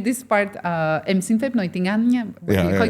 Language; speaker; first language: Vietnamese; non-native, fluent; French